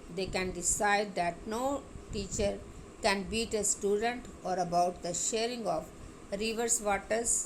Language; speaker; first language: English; non-native, local second language; Hindi